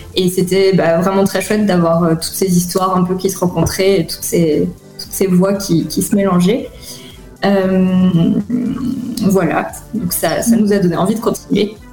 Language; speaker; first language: French; native; French